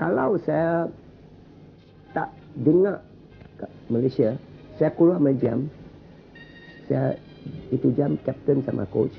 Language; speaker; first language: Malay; non-native, local second language; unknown